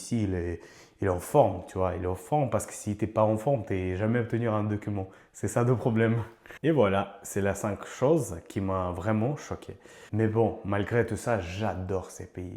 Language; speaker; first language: French; non-native, learner; Ukrainian